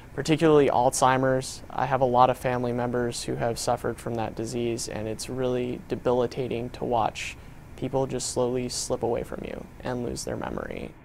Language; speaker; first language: English; native; English